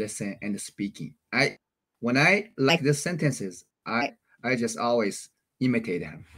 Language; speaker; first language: English; non-native, learner; Chinese